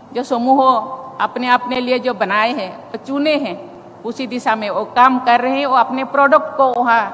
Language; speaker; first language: Hindi; non-native, local second language; Santali